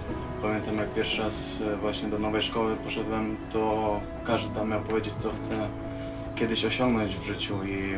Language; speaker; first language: Polish; early bilingual, heritage; Polish